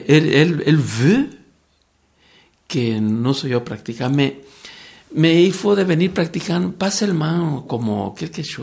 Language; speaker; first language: French; non-native, fluent; Spanish